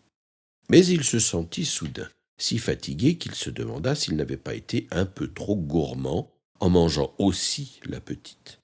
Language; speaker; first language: French; native; French